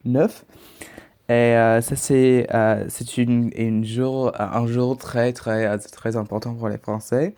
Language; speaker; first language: French; non-native, learner; English